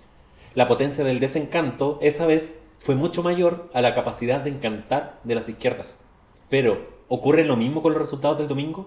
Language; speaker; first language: Spanish; native; Spanish